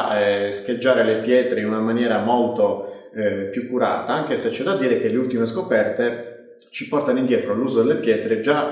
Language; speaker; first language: Italian; native; Italian